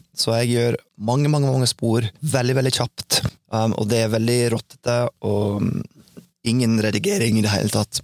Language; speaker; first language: Norwegian; non-native, fluent; English